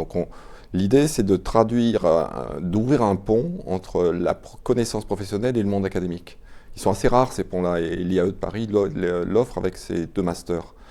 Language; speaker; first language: French; native; French